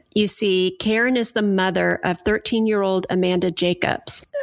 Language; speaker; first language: English; native; English